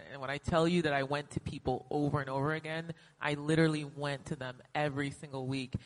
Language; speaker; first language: English; native; English